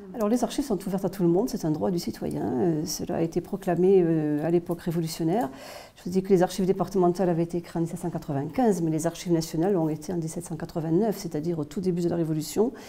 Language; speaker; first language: French; native; French